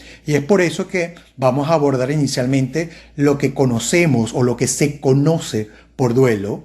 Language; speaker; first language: Spanish; native; Spanish